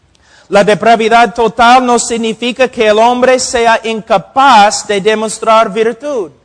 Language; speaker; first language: Spanish; non-native, fluent; English